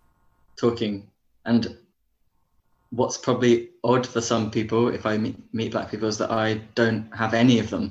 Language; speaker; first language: English; native; English